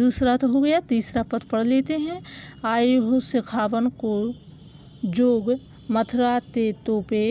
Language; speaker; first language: Hindi; native; Hindi